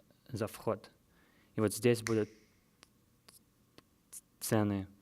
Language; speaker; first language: Russian; early bilingual, heritage; Russian